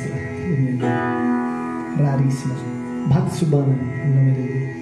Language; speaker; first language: Italian; non-native, learner; Portuguese